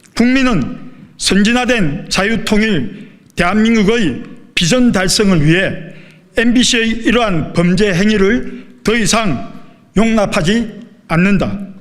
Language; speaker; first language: Korean; native; Korean